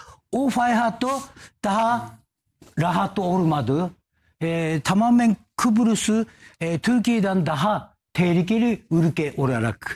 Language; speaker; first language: Turkish; non-native, learner; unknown